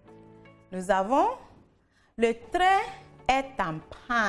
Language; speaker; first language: French; non-native, fluent; English